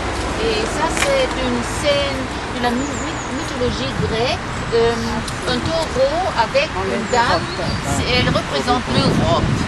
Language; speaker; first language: French; non-native, fluent; German